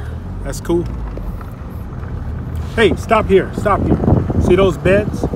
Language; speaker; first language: English; native; English